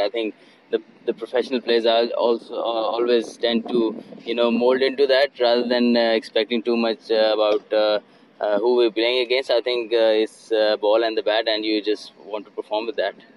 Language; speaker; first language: English; non-native, local second language; Hindi